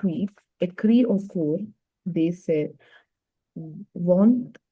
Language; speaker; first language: French; non-native, learner; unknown